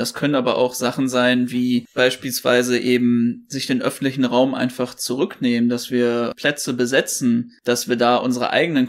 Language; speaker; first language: German; native; German